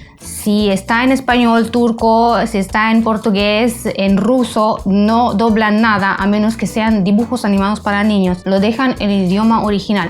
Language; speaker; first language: Spanish; non-native, fluent; Romanian